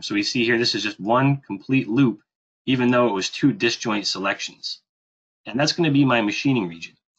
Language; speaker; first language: English; native; English